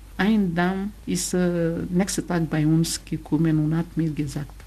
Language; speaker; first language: German; non-native, learner; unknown